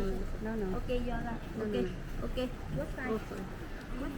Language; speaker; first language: English; non-native, learner; Vietnamese